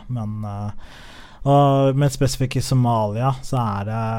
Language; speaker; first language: Norwegian; early bilingual, other home language; Somali